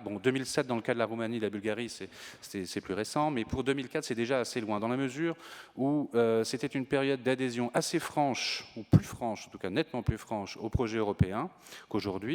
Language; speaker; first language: French; native; French